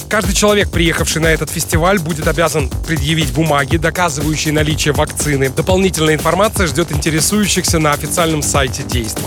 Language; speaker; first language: Russian; native; Russian